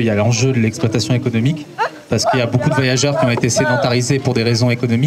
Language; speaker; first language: French; native; French